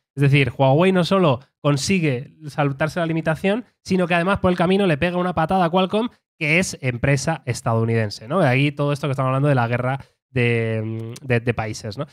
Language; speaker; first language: Spanish; native; Spanish